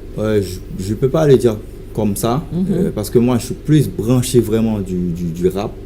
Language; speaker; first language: French; non-native, local second language; Haitian Creole